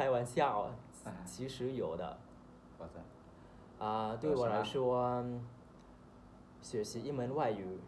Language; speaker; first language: Chinese; non-native, learner; Thai